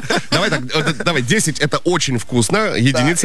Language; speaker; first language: Russian; native; Russian